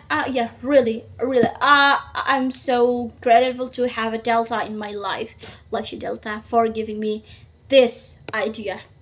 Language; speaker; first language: English; non-native, learner; Indonesian